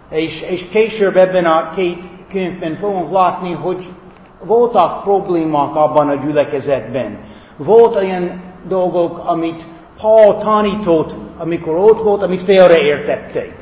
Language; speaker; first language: Hungarian; non-native, fluent; English